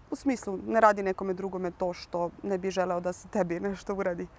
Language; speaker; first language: Serbian; early bilingual, other home language; Slovenian